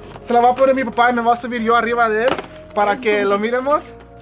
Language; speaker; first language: Spanish; early bilingual, heritage; Spanish